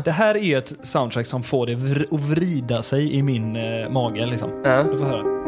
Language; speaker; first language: Swedish; native; Swedish